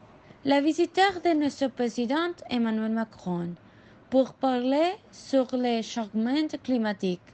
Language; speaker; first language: French; non-native, learner; Spanish